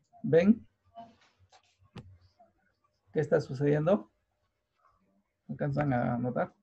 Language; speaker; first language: Spanish; native; Spanish